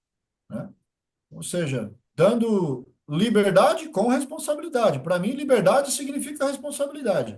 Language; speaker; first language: Portuguese; native; Portuguese